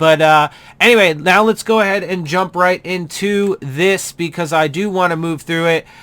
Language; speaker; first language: English; native; English